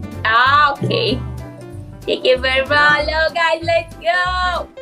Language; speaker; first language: English; non-native, learner; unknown